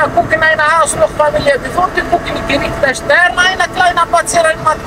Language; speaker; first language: German; non-native, learner; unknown